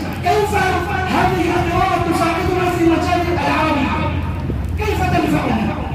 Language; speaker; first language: Arabic; non-native, fluent; Urdu